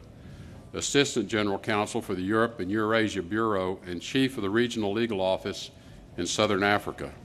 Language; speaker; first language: English; native; English